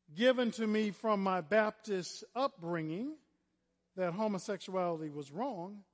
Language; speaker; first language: English; native; English